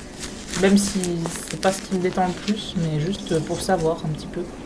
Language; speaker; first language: French; native; French